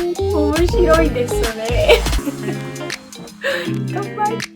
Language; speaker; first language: Japanese; non-native, learner; Georgian